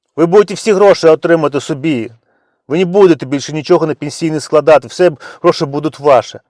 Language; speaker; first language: Ukrainian; native; Ukrainian